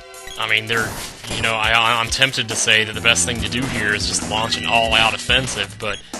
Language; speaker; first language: English; native; English